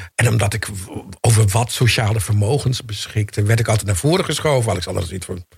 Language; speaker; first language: Dutch; early bilingual, other home language; Indonesian